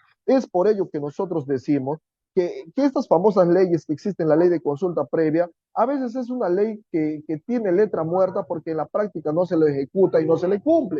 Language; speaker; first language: Spanish; native; Spanish